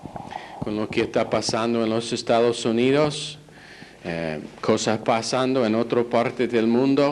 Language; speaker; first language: Spanish; non-native, fluent; English